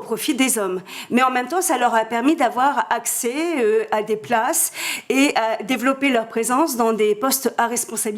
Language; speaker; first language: French; native; French